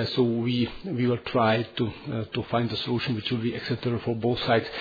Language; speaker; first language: English; non-native, fluent; Czech